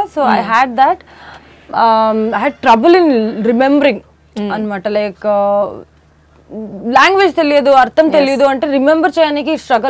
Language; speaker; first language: Telugu; non-native, fluent; Kannada